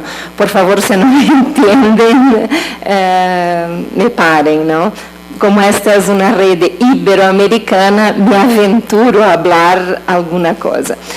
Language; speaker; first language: Spanish; non-native, learner; Portuguese